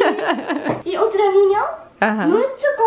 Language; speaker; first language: Spanish; non-native, learner; Japanese